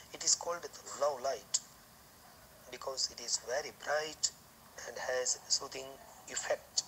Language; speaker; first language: English; non-native, local second language; Gujarati